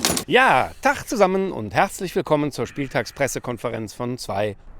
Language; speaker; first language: German; native; German